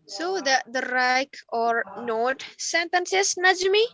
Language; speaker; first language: English; non-native, learner; Indonesian